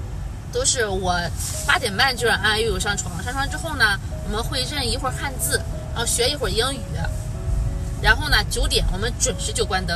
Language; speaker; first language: Chinese; native; Chinese